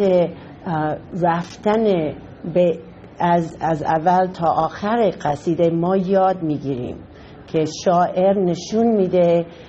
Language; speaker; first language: Persian; non-native, fluent; English